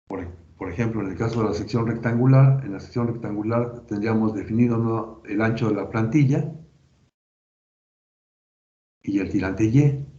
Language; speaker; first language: Spanish; native; Spanish